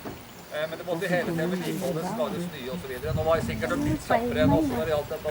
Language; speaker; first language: Norwegian; native; Norwegian